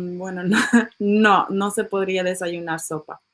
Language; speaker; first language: Spanish; non-native, learner; English